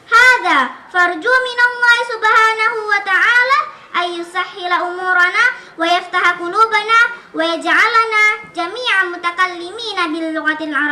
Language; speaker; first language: Arabic; non-native, fluent; Indonesian